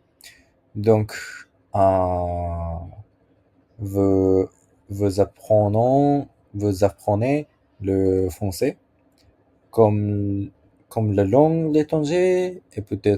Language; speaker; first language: French; non-native, learner; Japanese